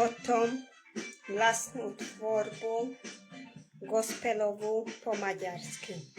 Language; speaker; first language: Slovak; non-native, local second language; Hungarian